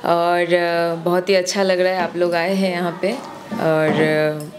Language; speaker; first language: Hindi; non-native, local second language; Bangla